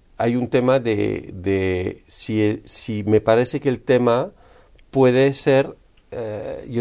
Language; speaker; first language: Spanish; non-native, fluent; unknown